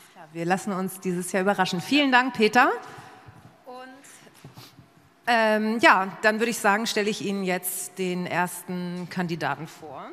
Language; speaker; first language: German; native; German